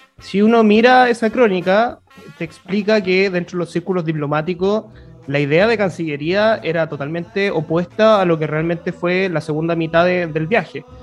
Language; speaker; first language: Spanish; native; Spanish